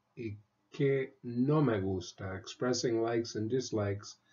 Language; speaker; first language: Spanish; non-native, fluent; English